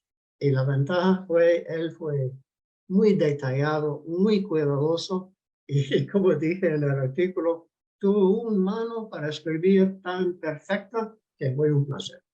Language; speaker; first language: Spanish; non-native, fluent; English